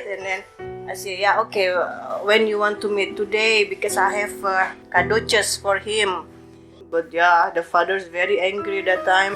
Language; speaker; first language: English; non-native, learner; Indonesian